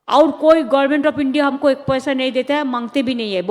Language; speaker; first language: Hindi; non-native, local second language; Bangla